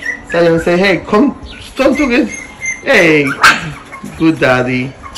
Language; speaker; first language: English; non-native, learner; Spanish